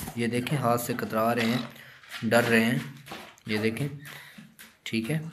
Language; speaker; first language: Urdu; non-native, local second language; Saraiki